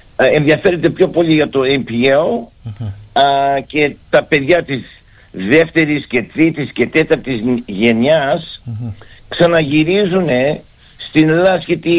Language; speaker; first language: Greek; early bilingual, heritage; Greek